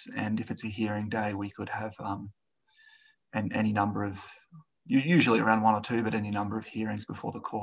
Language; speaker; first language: English; native; English